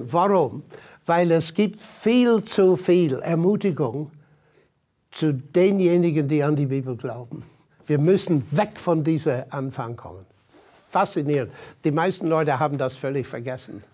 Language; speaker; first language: German; non-native, fluent; English